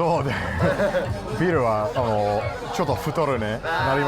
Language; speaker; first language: Japanese; non-native, learner; English